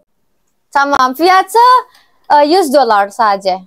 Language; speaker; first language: Turkish; non-native, learner; Indonesian